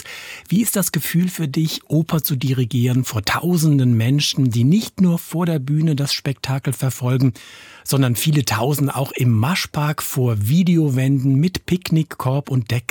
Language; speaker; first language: German; native; German